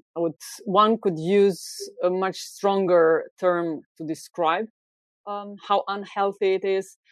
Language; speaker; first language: English; non-native, fluent; Slovenian